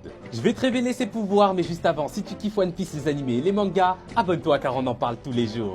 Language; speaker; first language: French; native; French